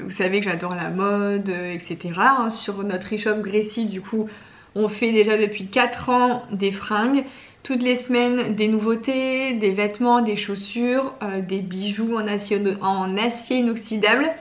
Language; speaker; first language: French; native; French